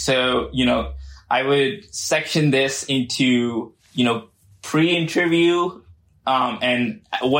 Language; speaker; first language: English; non-native, local second language; Urdu